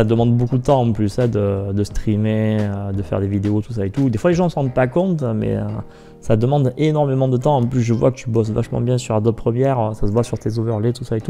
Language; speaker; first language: French; native; French